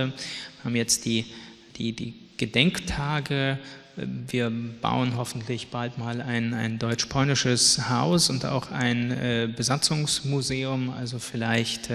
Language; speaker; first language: German; native; German